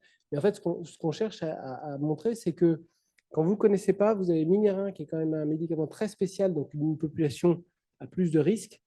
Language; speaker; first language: French; native; French